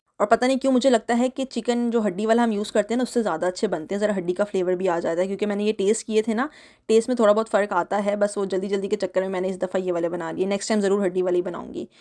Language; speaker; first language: Urdu; native; Urdu